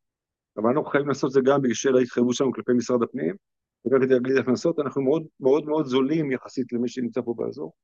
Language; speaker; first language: Hebrew; native; Hebrew